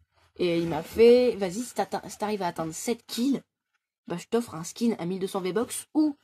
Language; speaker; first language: French; native; French